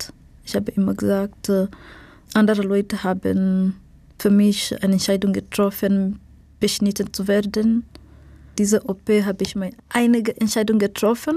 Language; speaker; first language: German; non-native, learner; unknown